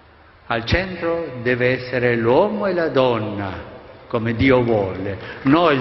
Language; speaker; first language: Italian; non-native, fluent; Spanish